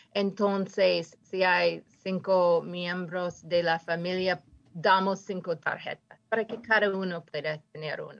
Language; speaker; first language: Spanish; non-native, fluent; English